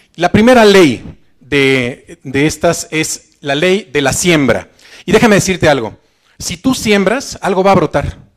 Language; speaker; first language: Spanish; native; Spanish